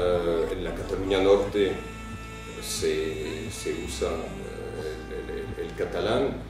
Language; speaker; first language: Spanish; non-native, fluent; French